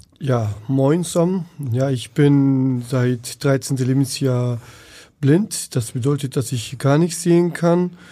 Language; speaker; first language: German; non-native, fluent; Turkish